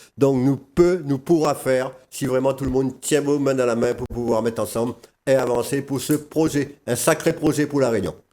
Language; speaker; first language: French; non-native, local second language; Réunion Creole French